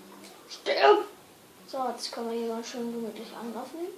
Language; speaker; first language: German; native; German